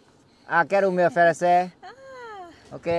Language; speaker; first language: Portuguese; non-native, learner; Vietnamese